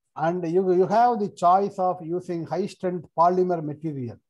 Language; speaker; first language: English; non-native, local second language; Tamil